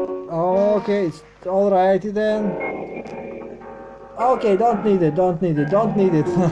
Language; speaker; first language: English; non-native, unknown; Russian